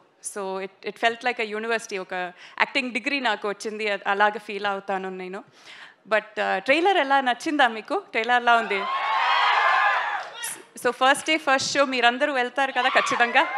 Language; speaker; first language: Telugu; non-native, learner; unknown